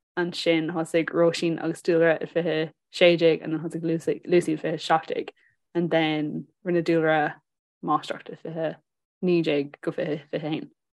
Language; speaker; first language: Irish; non-native, local second language; English